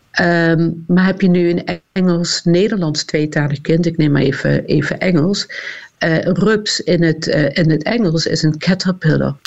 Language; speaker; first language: Dutch; native; Dutch